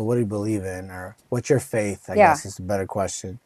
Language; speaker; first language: English; native; English